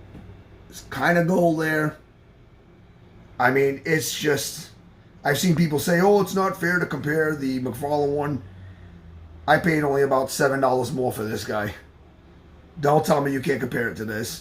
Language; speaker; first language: English; native; English